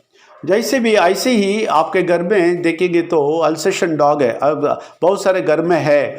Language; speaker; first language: Hindi; non-native, local second language; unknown